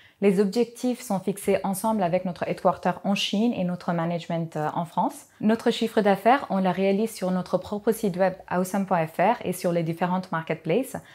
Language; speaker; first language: French; non-native, fluent; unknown